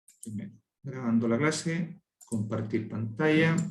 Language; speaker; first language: Spanish; native; Spanish